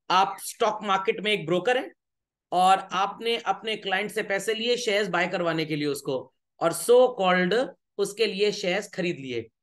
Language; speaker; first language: Hindi; native; Hindi